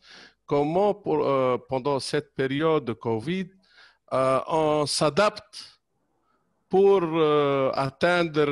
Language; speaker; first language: French; non-native, local second language; Arabic